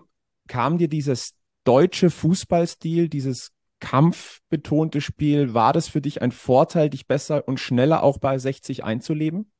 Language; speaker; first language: German; native; German